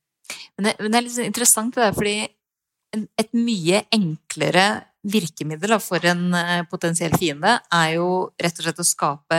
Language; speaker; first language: Norwegian; native; Norwegian